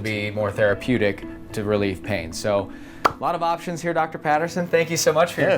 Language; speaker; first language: English; native; English